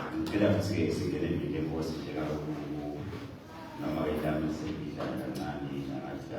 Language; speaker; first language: Zulu; non-native, local second language; Swati